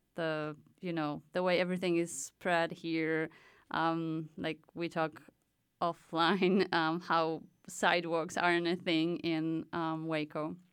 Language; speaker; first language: English; non-native, fluent; Polish